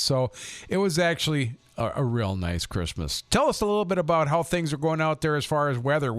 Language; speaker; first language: English; native; English